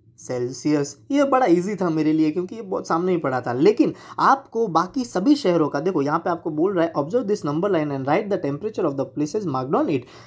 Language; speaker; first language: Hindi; non-native, local second language; Gujarati